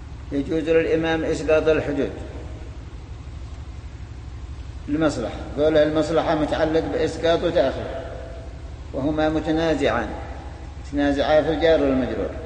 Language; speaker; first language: Arabic; native; Arabic